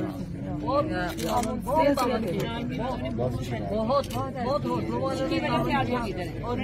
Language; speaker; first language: German; non-native, fluent; Urdu